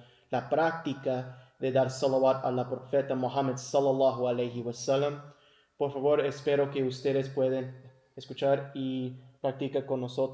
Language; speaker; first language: Spanish; early bilingual, heritage; English